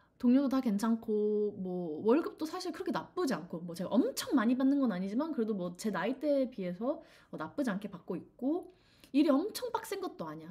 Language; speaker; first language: Korean; native; Korean